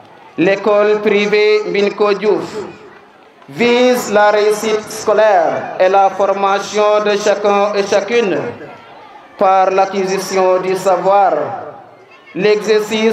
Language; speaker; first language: French; non-native, local second language; Serer